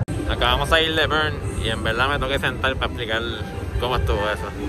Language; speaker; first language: Spanish; early bilingual, heritage; Spanish